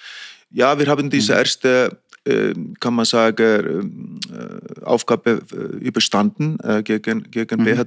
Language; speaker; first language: German; non-native, fluent; Icelandic